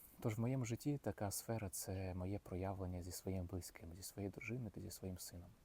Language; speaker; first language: Ukrainian; non-native, local second language; Russian